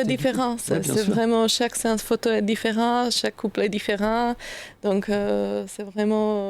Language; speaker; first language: French; non-native, learner; Slovak